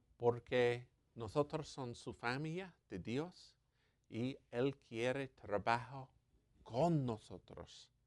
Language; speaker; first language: Spanish; non-native, learner; English